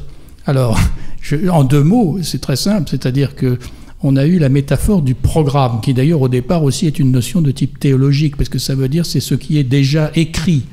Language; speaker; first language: French; native; French